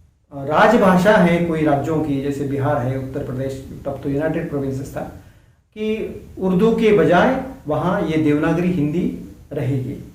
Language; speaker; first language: Hindi; non-native, local second language; Konkani